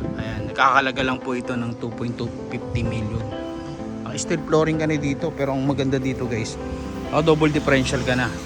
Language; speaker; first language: Filipino; native; Filipino